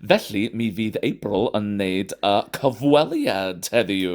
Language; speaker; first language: Welsh; non-native, fluent; English